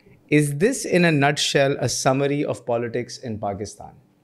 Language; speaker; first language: English; non-native, local second language; Urdu